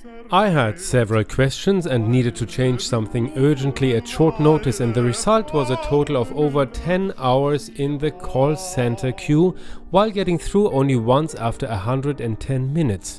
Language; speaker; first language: English; non-native, fluent; German